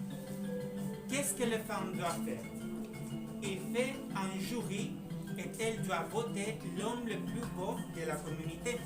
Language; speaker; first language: French; non-native, learner; Spanish